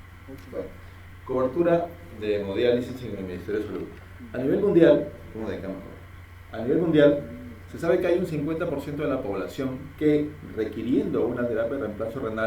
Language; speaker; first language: Spanish; native; Spanish